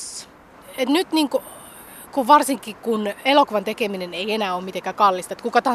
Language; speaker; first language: Finnish; early bilingual, other home language; Somali